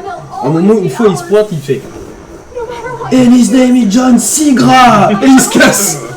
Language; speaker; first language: French; native; French